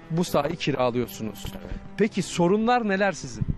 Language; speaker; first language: Turkish; native; Turkish